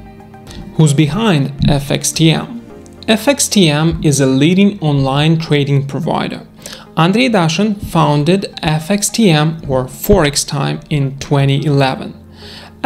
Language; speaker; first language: English; non-native, fluent; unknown